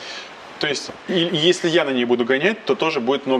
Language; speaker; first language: Russian; native; Russian